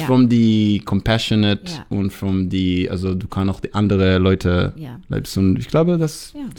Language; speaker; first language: German; non-native, learner; Hebrew